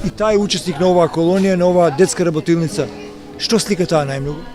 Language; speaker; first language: Macedonian; native; Macedonian